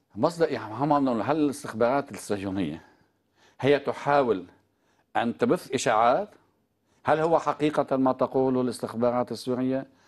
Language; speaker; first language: Arabic; native; Arabic